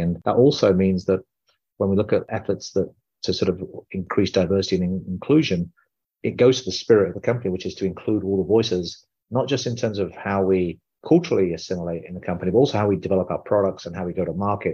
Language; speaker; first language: English; native; English